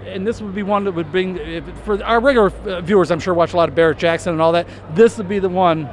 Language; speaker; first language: English; native; English